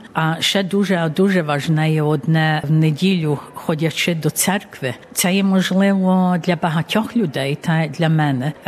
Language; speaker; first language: Ukrainian; early bilingual, heritage; Ukrainian